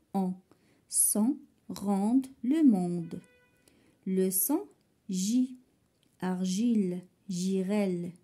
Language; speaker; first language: French; non-native, local second language; Arabic